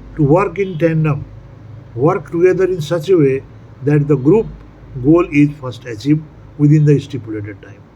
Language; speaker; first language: English; non-native, local second language; Nepali